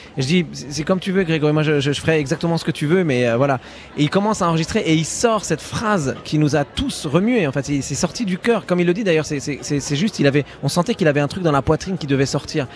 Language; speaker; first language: French; early bilingual, other home language; Arabic